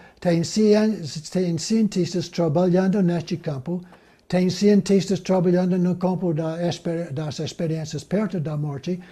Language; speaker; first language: Portuguese; non-native, fluent; English